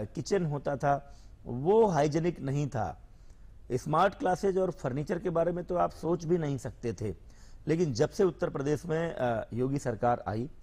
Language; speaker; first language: Hindi; native; Hindi